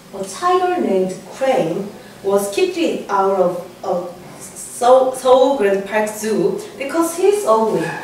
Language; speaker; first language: English; non-native, learner; Korean